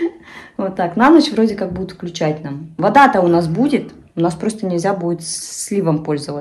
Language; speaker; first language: Russian; native; Russian